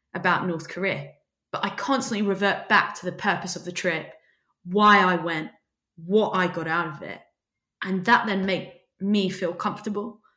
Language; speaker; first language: English; native; English